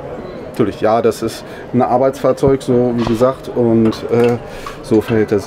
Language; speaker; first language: German; native; German